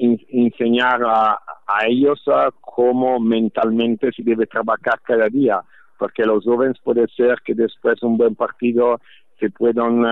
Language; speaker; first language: Spanish; non-native, fluent; Italian